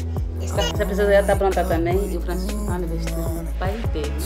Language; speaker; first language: Portuguese; native; Portuguese